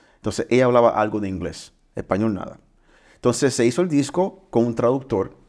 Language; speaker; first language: Spanish; early bilingual, heritage; Spanish